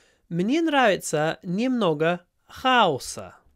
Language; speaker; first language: Russian; non-native, fluent; English